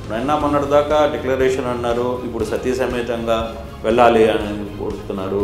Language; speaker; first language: Telugu; native; Telugu